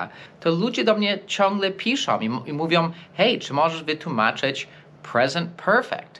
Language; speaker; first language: Polish; non-native, fluent; English